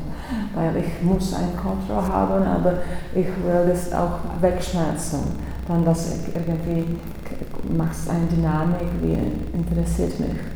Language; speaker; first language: German; non-native, fluent; Czech